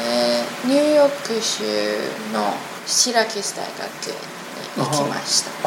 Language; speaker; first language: Japanese; non-native, learner; Chinese